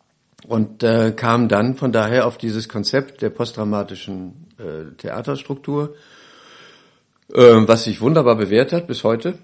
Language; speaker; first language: German; native; German